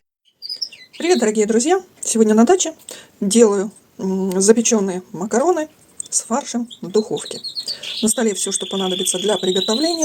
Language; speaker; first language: Russian; native; Russian